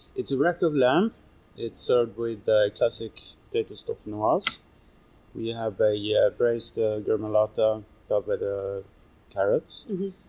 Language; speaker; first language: English; non-native, fluent; Swedish